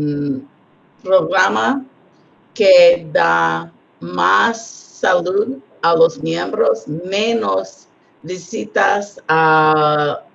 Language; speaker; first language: Spanish; non-native, learner; English